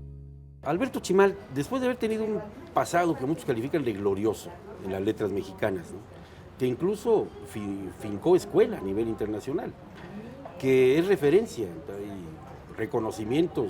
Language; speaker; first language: Spanish; native; Spanish